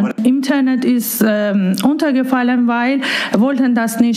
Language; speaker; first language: German; non-native, learner; Persian